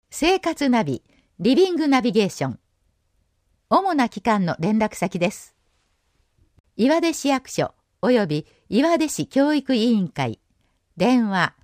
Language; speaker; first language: Japanese; native; Japanese